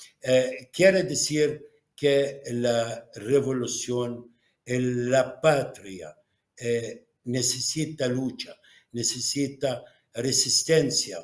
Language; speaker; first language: Spanish; non-native, fluent; Arabic